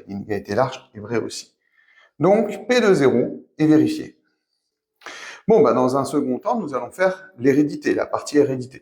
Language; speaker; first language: French; native; French